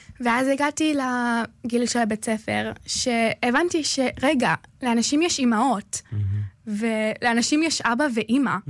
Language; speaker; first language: Hebrew; early bilingual, other home language; English